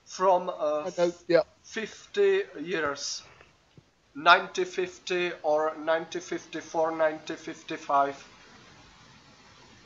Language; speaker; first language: English; non-native, learner; Czech